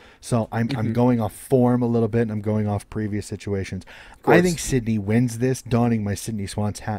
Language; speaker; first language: English; native; English